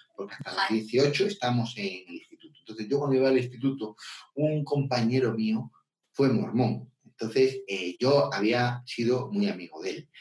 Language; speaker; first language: Spanish; native; Spanish